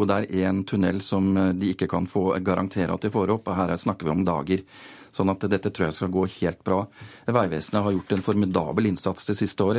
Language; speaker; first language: Norwegian; native; Norwegian